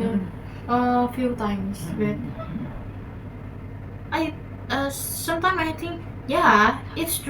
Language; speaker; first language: English; non-native, learner; Indonesian